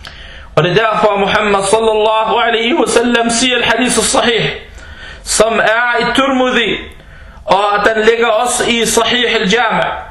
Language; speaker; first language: Danish; non-native, fluent; Arabic